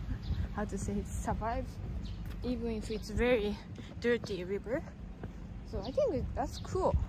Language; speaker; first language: English; non-native, learner; Japanese